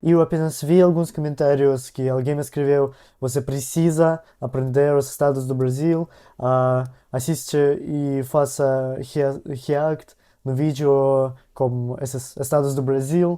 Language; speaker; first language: Portuguese; non-native, learner; Russian